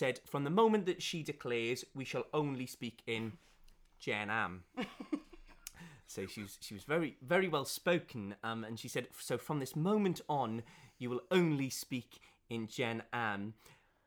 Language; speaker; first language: English; native; English